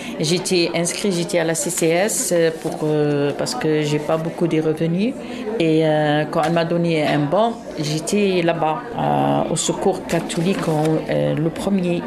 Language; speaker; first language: French; non-native, local second language; Arabic